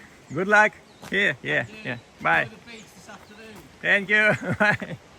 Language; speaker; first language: English; non-native, learner; Ukrainian